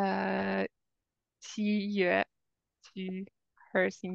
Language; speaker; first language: Chinese; non-native, learner; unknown